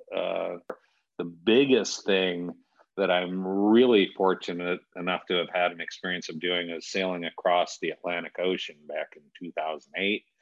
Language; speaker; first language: English; native; English